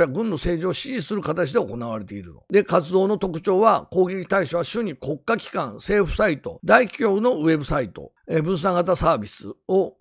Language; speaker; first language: Japanese; native; Japanese